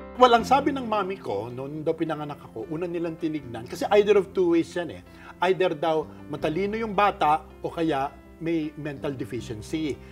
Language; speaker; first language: Filipino; native; Filipino